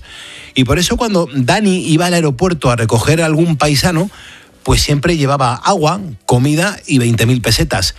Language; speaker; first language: Spanish; native; Spanish